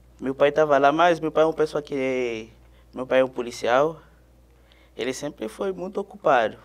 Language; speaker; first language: Portuguese; non-native, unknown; Haitian Creole